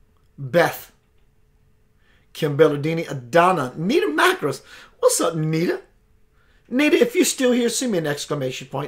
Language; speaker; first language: English; native; English